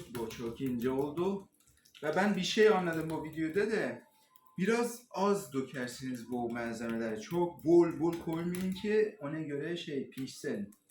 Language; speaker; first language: Turkish; non-native, fluent; Persian